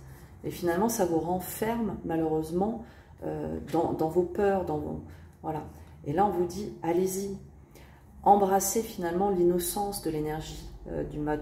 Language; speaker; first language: French; native; French